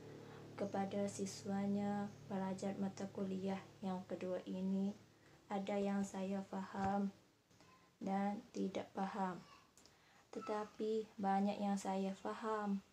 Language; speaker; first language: Indonesian; non-native, learner; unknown